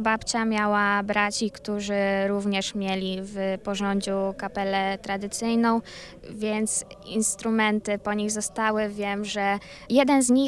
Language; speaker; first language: Polish; native; Polish